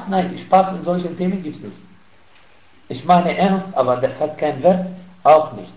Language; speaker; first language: German; non-native, fluent; Arabic